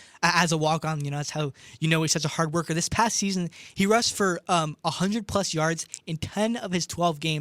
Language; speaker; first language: English; native; English